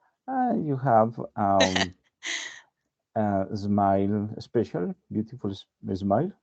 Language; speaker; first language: English; non-native, learner; Spanish